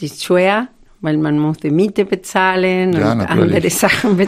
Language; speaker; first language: German; non-native, fluent; Spanish